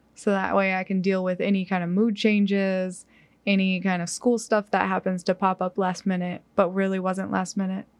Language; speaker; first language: English; native; English